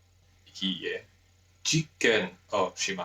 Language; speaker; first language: Japanese; non-native, learner; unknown